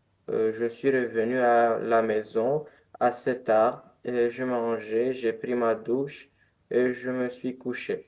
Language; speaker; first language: French; non-native, learner; Romanian